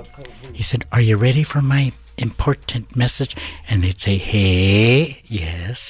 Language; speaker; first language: English; native; English